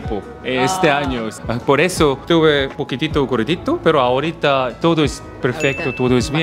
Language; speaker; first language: Spanish; non-native, learner; Korean